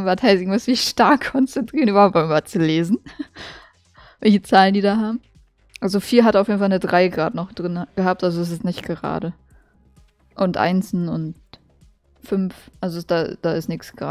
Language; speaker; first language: German; native; German